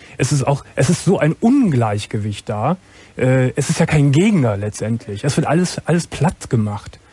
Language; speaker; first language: German; native; German